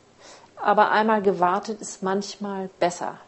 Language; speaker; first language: German; native; German